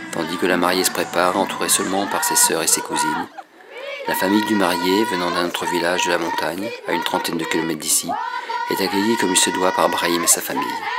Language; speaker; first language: French; native; French